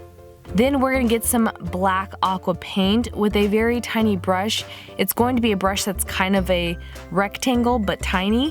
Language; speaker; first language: English; native; English